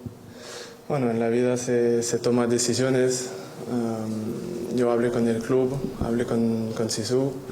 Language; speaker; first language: Spanish; non-native, fluent; French